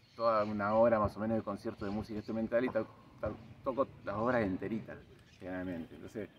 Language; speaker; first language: Spanish; native; Spanish